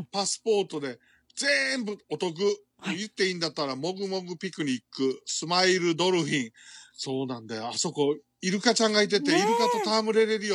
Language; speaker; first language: Japanese; native; Japanese